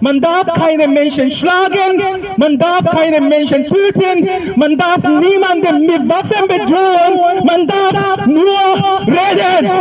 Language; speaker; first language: German; non-native, fluent; Korean